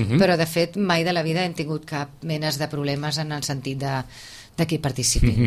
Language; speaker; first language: Catalan; native; Catalan